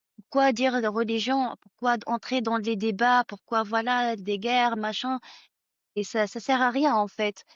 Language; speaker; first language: French; non-native, local second language; Arabic